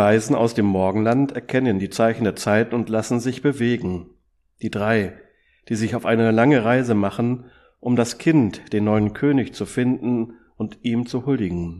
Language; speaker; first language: German; native; German